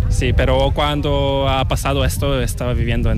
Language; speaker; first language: Spanish; non-native, fluent; Korean